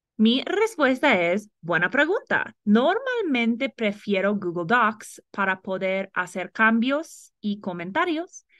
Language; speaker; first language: Spanish; non-native, fluent; English